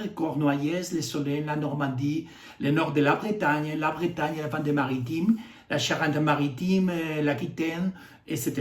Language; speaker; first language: French; non-native, fluent; Spanish